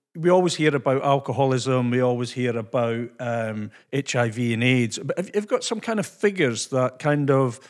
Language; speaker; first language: English; native; English